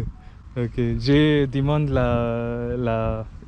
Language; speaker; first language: French; non-native, learner; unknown